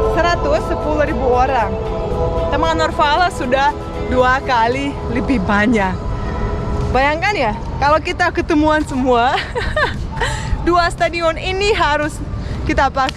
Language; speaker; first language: Indonesian; non-native, fluent; Russian